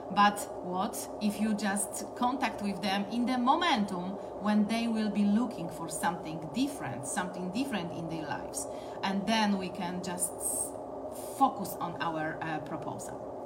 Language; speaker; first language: English; non-native, learner; Polish